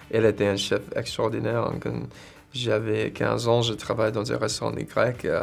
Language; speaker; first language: French; non-native, fluent; English